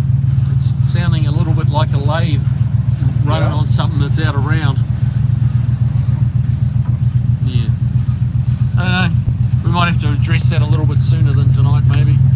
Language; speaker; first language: English; native; English